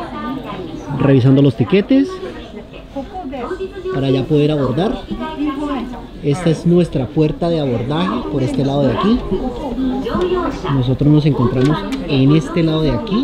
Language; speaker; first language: Spanish; native; Spanish